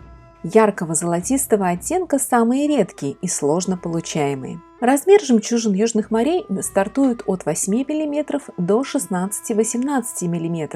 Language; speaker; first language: Russian; native; Russian